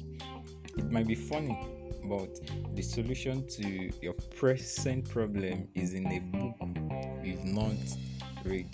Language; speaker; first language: English; non-native, local second language; Yoruba